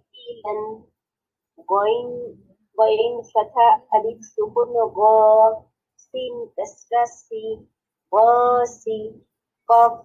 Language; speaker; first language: Arabic; non-native, learner; Bangla